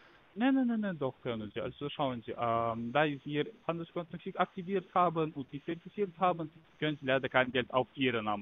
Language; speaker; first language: German; non-native, learner; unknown